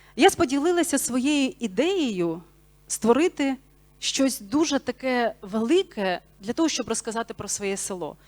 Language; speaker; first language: Ukrainian; non-native, local second language; Bulgarian